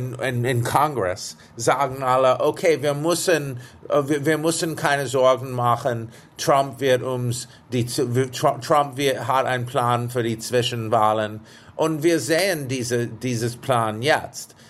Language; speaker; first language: German; non-native, fluent; English